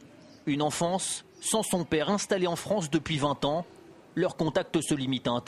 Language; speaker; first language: French; native; French